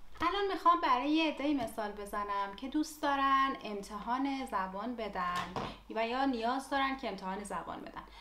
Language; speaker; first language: Persian; native; Persian